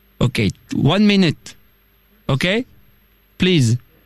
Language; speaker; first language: English; non-native, learner; French